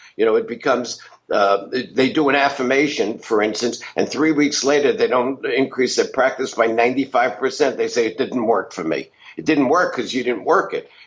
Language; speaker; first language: English; native; English